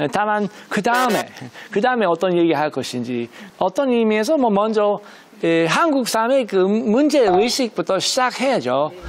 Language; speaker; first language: Korean; non-native, fluent; English